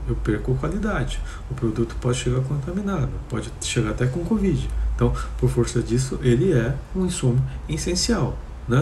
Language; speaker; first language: Portuguese; native; Portuguese